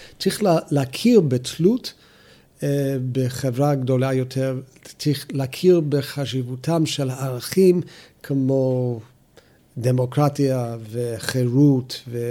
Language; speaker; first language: Hebrew; non-native, fluent; English